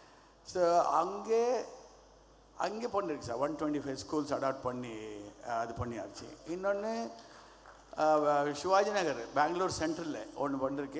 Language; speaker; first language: Tamil; non-native, learner; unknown